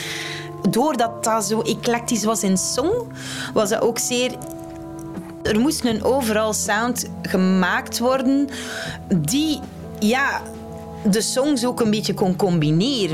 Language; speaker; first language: Dutch; native; Dutch